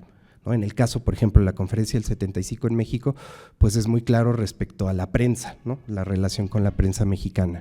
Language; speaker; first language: Spanish; native; Spanish